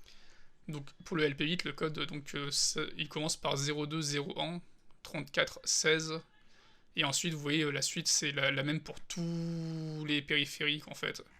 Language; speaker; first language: French; native; French